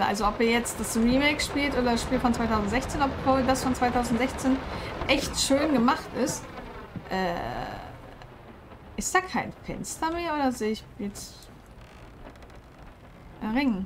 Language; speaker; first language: German; native; German